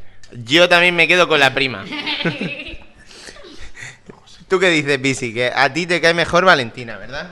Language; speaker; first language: Spanish; native; Spanish